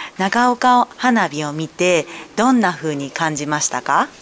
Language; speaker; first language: Japanese; native; Japanese